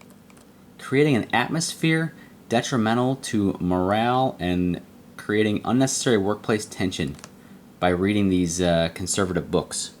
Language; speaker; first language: English; native; English